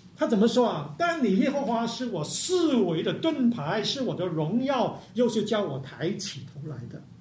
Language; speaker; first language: Chinese; non-native, local second language; Cantonese